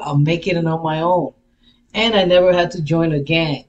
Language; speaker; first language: English; early bilingual, other home language; Spanish